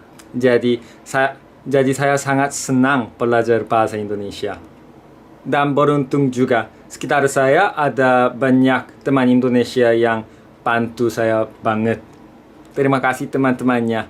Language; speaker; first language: Indonesian; non-native, fluent; Korean